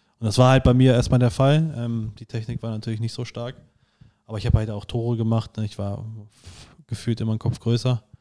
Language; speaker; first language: German; native; German